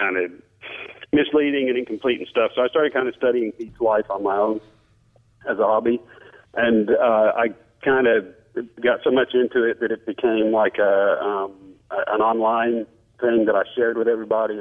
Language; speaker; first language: English; native; English